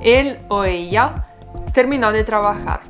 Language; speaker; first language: Spanish; non-native, fluent; Italian